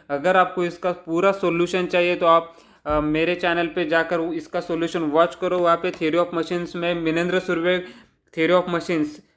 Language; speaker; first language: Hindi; non-native, local second language; Marathi